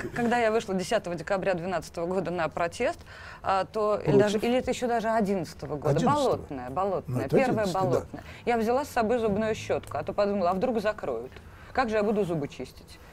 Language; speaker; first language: Russian; native; Russian